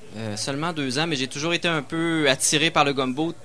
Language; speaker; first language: French; native; French